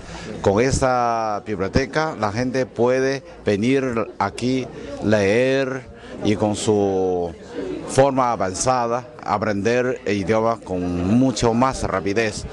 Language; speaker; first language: Spanish; non-native, fluent; Chinese